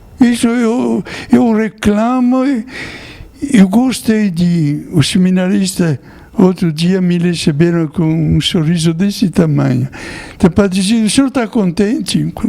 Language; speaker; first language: Portuguese; non-native, fluent; Italian